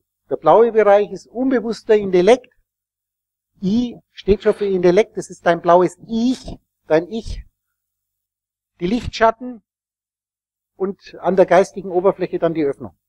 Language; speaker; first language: German; native; German